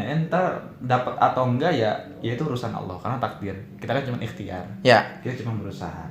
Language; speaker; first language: Indonesian; native; Indonesian